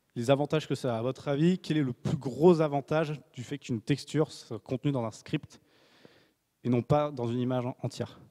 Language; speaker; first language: French; native; French